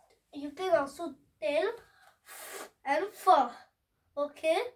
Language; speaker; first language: English; non-native, learner; Hindi